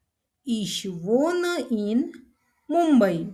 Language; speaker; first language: German; non-native, learner; Marathi